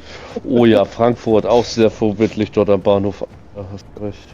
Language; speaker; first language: German; native; German